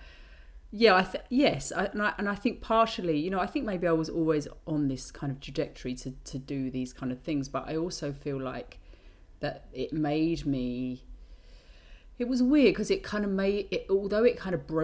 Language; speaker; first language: English; native; English